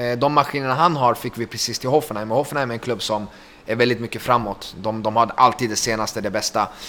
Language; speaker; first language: Swedish; early bilingual, other home language; Kurdish